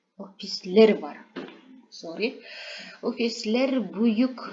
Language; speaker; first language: Turkish; non-native, fluent; Kazakh